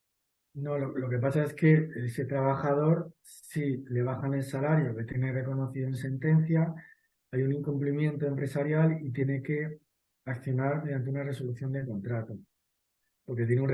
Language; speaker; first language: Spanish; native; Spanish